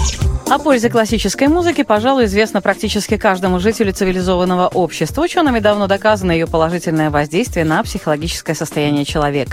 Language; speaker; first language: Russian; native; Russian